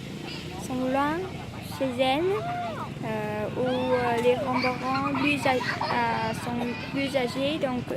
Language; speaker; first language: French; non-native, learner; Vietnamese